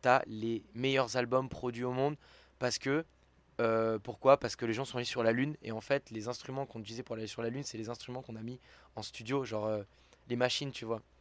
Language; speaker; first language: French; native; French